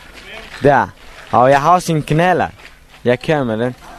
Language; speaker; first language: Danish; non-native, learner; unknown